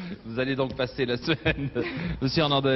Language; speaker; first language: French; native; French